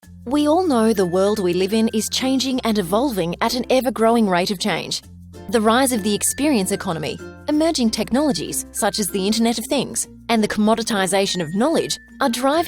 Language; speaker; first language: English; native; English